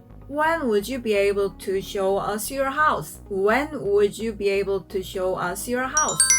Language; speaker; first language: English; non-native, fluent; Korean